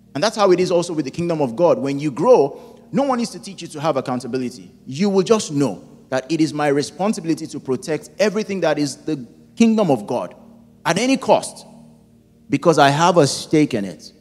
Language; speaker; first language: English; non-native, local second language; Yoruba